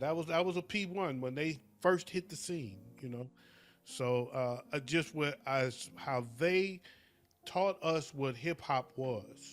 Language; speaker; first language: English; native; English